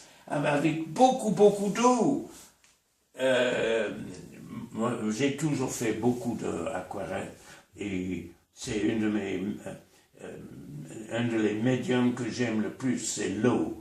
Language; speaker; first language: French; non-native, fluent; English